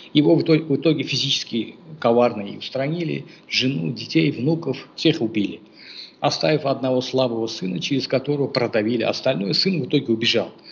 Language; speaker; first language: Russian; non-native, local second language; Azerbaijani